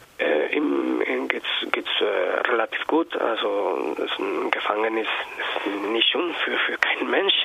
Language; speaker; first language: German; non-native, learner; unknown